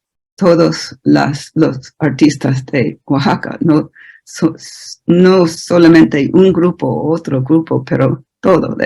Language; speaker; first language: Spanish; non-native, fluent; English